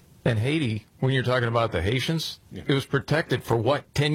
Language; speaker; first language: English; native; English